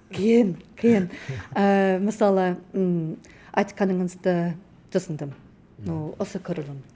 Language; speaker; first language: Kazakh; non-native, learner; English